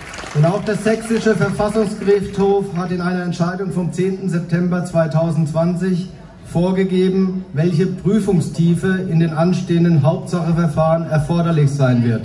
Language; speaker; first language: German; native; German